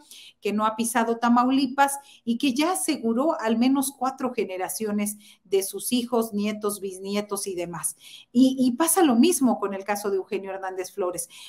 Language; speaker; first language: Spanish; native; Spanish